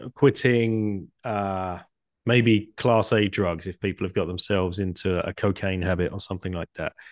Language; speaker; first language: English; native; English